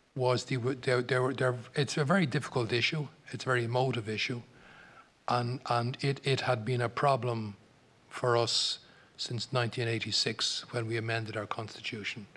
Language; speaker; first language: English; native; English